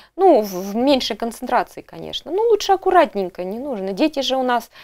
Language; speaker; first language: Russian; native; Russian